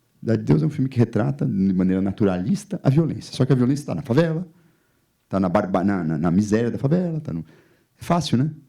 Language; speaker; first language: Portuguese; native; Portuguese